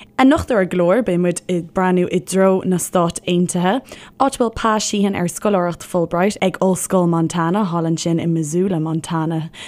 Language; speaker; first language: Irish; native; Irish